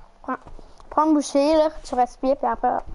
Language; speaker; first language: French; native; French